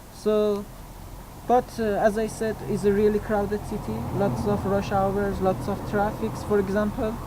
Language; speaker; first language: English; non-native, learner; Persian